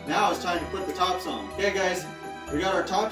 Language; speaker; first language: English; native; English